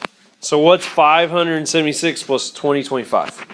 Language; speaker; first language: English; native; English